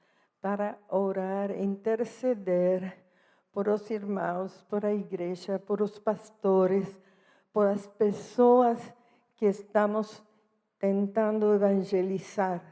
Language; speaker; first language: Portuguese; non-native, fluent; Spanish